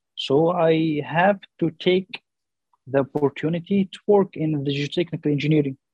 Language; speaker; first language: English; non-native, learner; Arabic